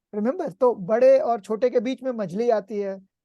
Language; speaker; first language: Hindi; native; Hindi